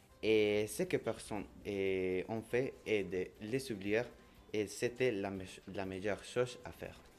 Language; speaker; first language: French; non-native, learner; Spanish